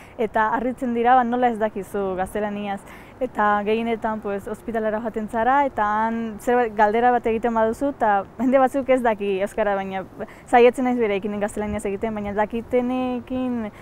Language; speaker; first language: Basque; early bilingual, other home language; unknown